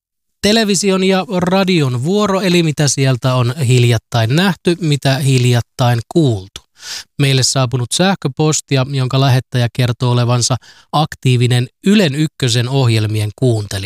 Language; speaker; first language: Finnish; native; Finnish